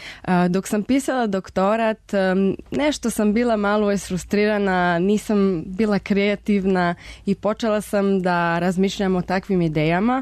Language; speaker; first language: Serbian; non-native, fluent; Spanish